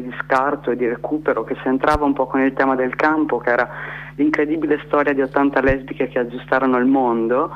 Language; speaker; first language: Italian; native; Italian